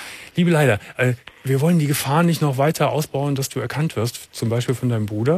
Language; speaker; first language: German; native; German